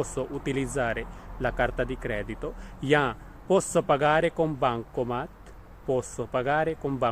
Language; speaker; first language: Italian; non-native, fluent; Urdu